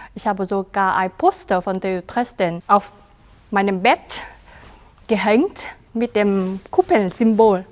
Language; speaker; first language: German; non-native, fluent; Chinese